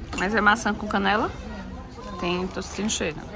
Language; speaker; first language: Portuguese; native; Portuguese